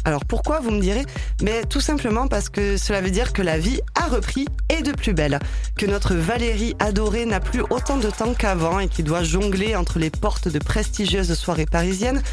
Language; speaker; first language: French; native; French